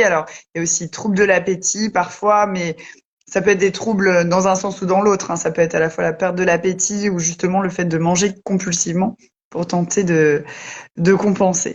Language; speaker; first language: French; native; French